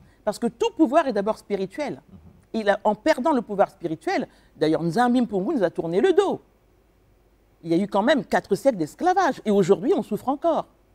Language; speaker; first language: French; non-native, local second language; Kongo